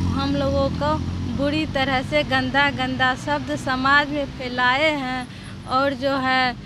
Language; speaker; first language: Hindi; native; Hindi